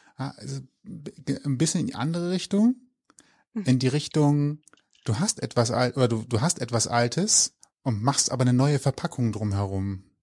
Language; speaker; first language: German; native; German